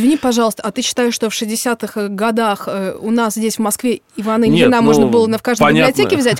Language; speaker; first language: Russian; native; Russian